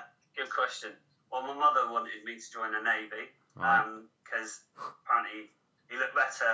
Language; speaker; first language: English; native; English